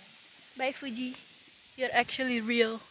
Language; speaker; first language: English; non-native, fluent; Indonesian